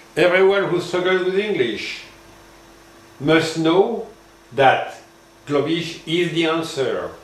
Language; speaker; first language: English; non-native, fluent; French